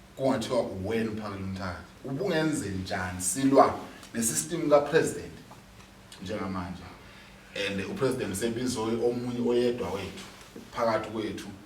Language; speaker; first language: Zulu; native; Zulu